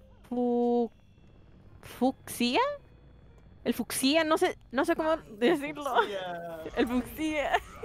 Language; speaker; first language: Spanish; early bilingual, heritage; Spanish